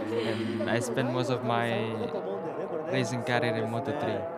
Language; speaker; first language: English; non-native, fluent; Japanese